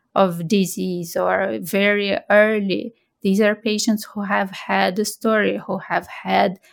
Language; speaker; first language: English; non-native, fluent; Portuguese